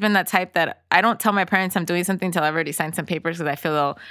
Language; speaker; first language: English; early bilingual, other home language; Spanish